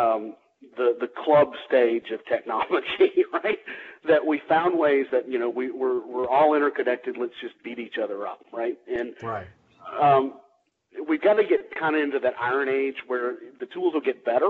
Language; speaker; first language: English; native; English